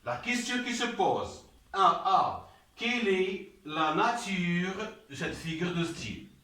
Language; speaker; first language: French; non-native, local second language; Arabic